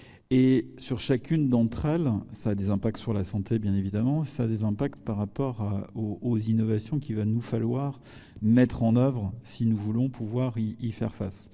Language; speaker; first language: French; native; French